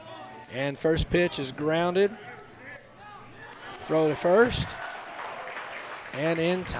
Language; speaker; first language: English; native; English